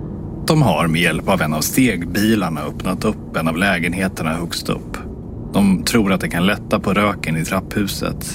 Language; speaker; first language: Swedish; native; Swedish